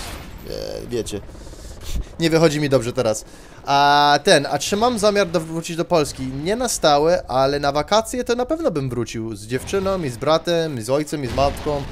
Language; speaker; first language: Polish; early bilingual, heritage; Polish